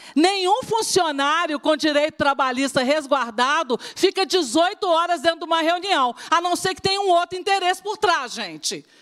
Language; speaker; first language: Portuguese; native; Portuguese